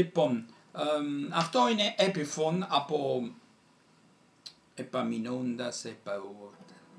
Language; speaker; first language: Greek; non-native, fluent; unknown